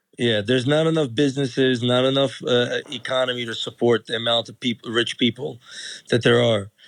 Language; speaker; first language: English; early bilingual, other home language; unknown